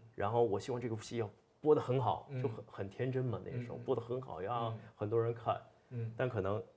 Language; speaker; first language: Chinese; native; Chinese